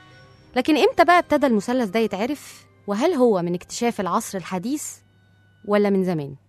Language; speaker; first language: Arabic; native; Arabic